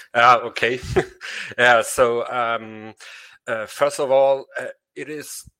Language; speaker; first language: English; non-native, learner; German